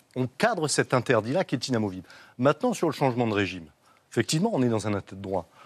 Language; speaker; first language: French; native; French